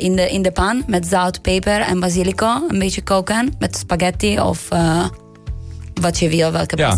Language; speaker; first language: Dutch; non-native, learner; Italian